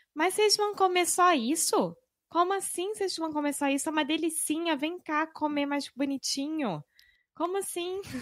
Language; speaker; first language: Portuguese; native; Portuguese